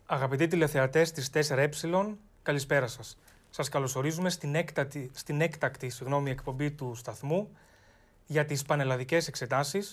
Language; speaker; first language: Greek; native; Greek